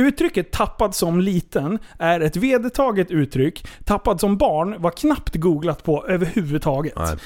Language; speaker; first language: Swedish; native; Swedish